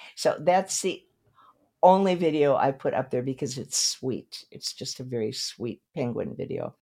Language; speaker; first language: English; native; English